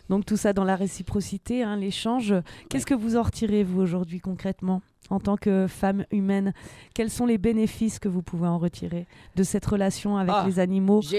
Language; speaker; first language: French; native; French